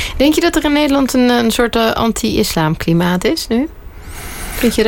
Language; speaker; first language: Dutch; native; Dutch